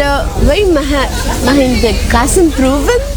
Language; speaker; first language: Dutch; non-native, learner; English